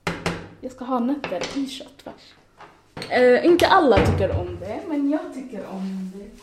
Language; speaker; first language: Swedish; non-native, learner; Arabic